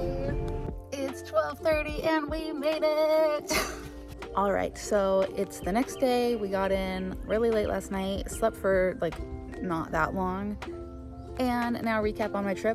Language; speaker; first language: English; native; English